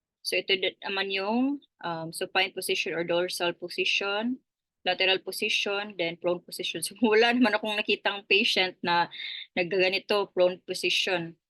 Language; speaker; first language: Filipino; native; Filipino